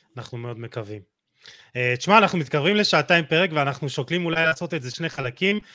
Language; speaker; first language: Hebrew; native; Hebrew